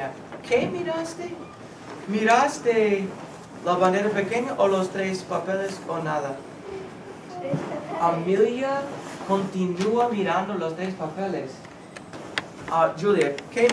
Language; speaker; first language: Spanish; non-native, fluent; English